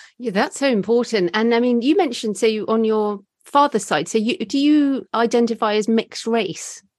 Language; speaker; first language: English; native; English